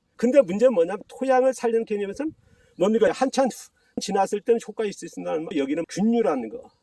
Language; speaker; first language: Korean; native; Korean